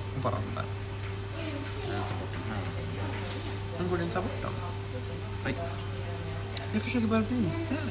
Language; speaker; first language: Swedish; early bilingual, other home language; Thai